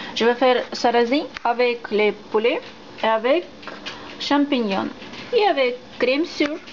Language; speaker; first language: French; non-native, learner; Russian